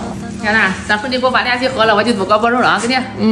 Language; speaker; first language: Chinese; native; Chinese